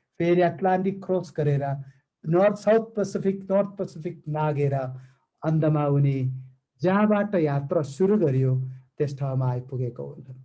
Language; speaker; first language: Nepali; non-native, fluent; Malayalam